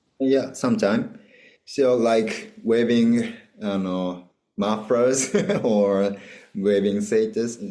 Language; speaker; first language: English; non-native, learner; Japanese